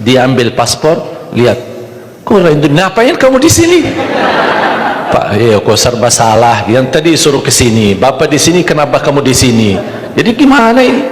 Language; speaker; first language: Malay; non-native, fluent; Arabic